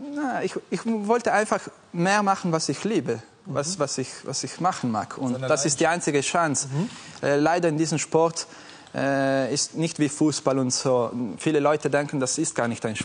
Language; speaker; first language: German; non-native, fluent; Italian